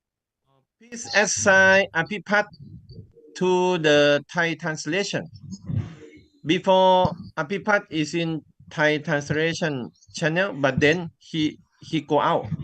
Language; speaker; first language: English; non-native, learner; Thai